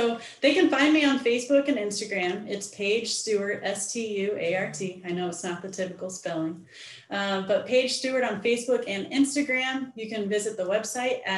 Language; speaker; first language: English; native; English